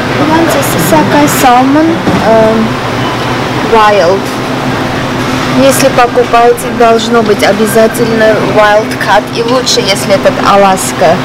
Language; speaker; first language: Russian; non-native, fluent; Armenian